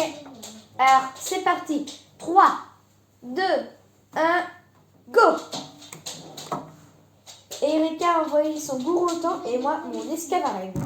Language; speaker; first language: French; native; French